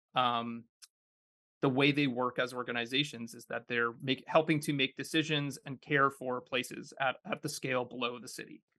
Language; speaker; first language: English; native; English